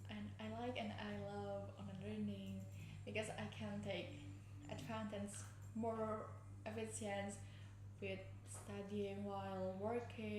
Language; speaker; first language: English; non-native, learner; Indonesian